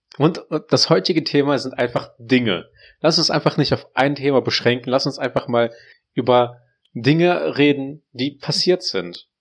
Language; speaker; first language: German; early bilingual, other home language; Russian